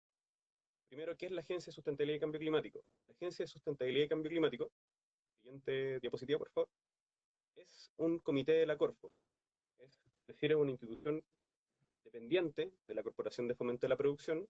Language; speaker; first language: Spanish; native; Spanish